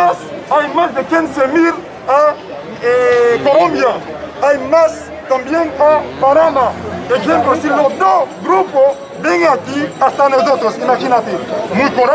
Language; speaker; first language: Spanish; non-native, learner; Haitian Creole